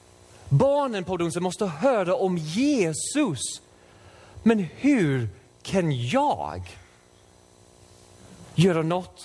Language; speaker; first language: Swedish; non-native, fluent; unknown